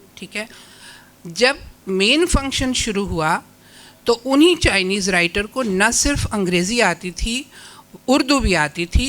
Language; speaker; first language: Urdu; native; Urdu